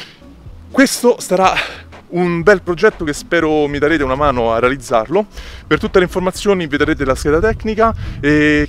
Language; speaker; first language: Italian; native; Italian